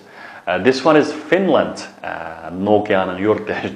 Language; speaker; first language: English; non-native, fluent; Uyghur